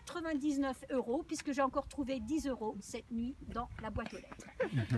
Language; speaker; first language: French; native; French